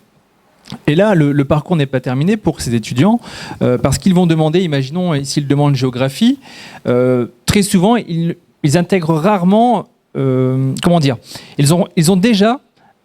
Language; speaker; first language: French; native; French